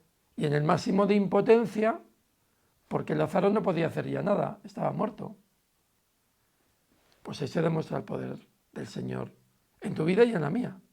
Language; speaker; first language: Spanish; native; Spanish